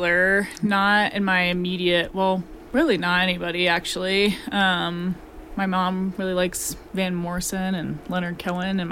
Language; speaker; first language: English; native; English